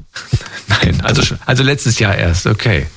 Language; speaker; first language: German; native; German